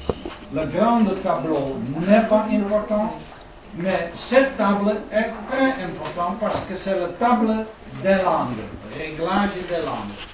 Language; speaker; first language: French; non-native, learner; Dutch